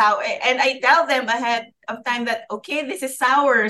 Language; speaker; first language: English; non-native, local second language; Filipino